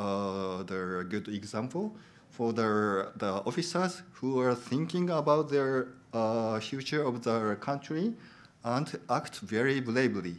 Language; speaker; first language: English; non-native, learner; Japanese